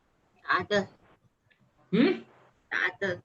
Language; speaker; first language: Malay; non-native, local second language; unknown